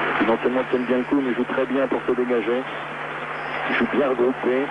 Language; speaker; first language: French; native; French